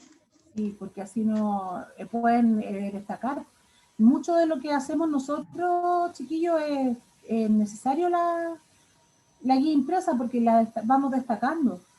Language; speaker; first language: Spanish; native; Spanish